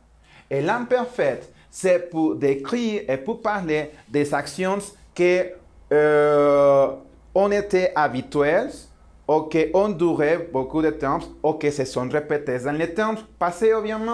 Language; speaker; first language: French; non-native, learner; Spanish